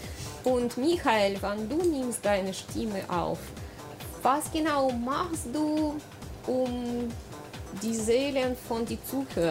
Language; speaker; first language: German; non-native, learner; Russian